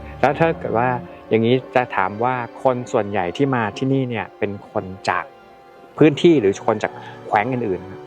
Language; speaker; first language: Thai; native; Thai